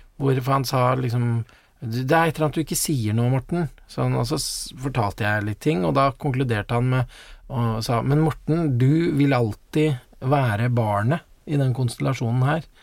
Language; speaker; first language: Norwegian; native; Norwegian